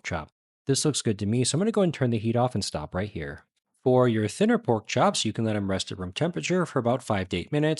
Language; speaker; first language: English; native; English